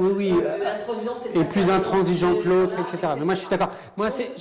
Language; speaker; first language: French; native; French